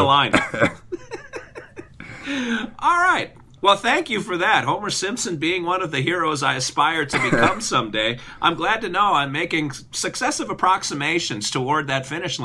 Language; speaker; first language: English; native; English